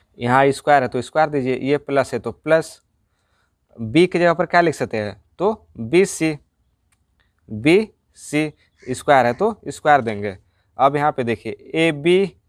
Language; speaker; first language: Hindi; native; Hindi